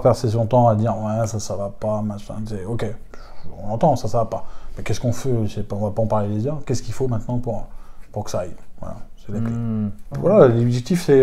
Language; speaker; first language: French; native; French